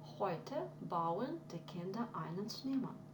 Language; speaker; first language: German; non-native, fluent; Ukrainian